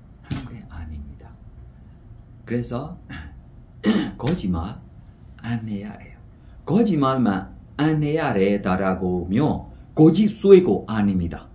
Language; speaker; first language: Korean; non-native, fluent; Burmese